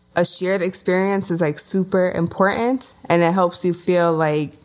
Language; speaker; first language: English; native; English